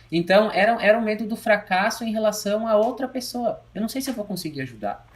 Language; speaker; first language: Portuguese; native; Portuguese